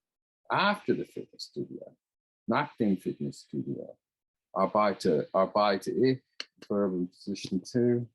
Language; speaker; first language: German; non-native, fluent; English